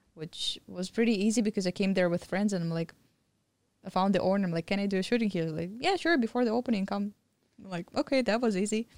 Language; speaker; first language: English; non-native, fluent; Russian